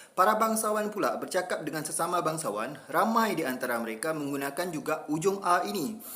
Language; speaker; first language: Malay; native; Malay